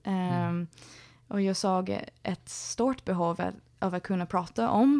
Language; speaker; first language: Swedish; non-native, fluent; English